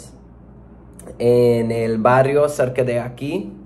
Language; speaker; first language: Spanish; non-native, learner; English